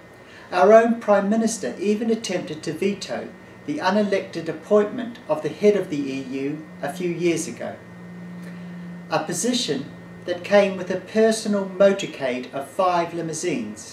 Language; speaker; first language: English; native; English